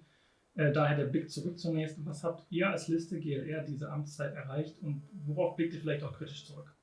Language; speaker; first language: German; native; German